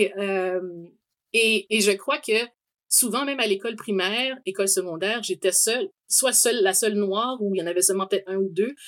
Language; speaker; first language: French; native; French